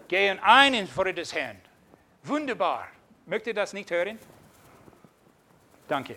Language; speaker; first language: German; non-native, fluent; English